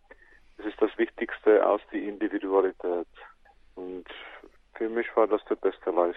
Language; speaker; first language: German; non-native, fluent; Czech